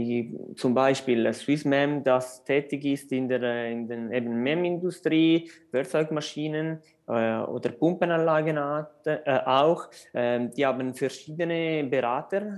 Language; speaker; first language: German; non-native, local second language; Italian